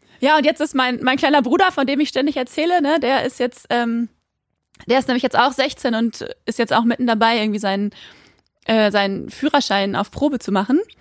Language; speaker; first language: German; native; German